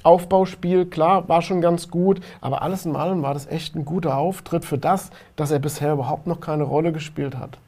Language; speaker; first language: German; native; German